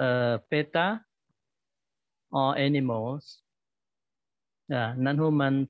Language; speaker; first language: English; non-native, learner; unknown